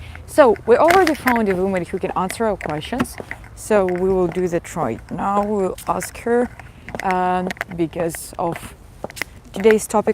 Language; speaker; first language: English; non-native, fluent; Russian